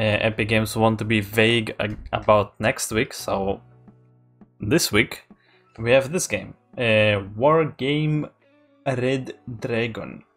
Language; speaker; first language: English; non-native, fluent; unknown